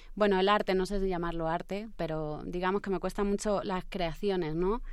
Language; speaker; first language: Spanish; native; Spanish